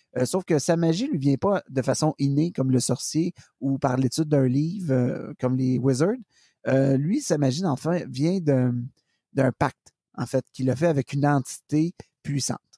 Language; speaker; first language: French; native; French